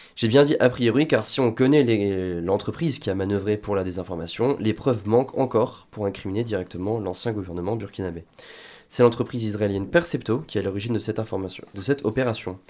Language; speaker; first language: French; native; French